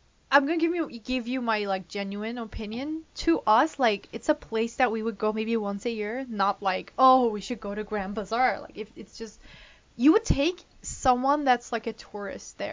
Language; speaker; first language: English; non-native, fluent; Turkish